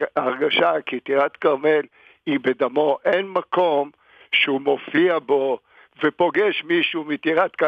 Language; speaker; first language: Hebrew; native; Hebrew